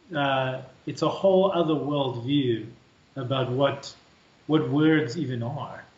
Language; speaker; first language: English; native; English